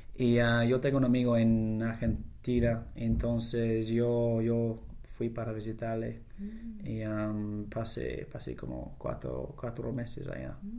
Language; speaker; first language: Spanish; non-native, fluent; English